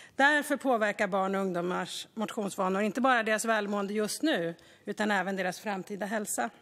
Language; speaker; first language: Swedish; native; Swedish